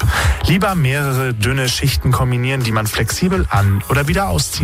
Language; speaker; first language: German; native; German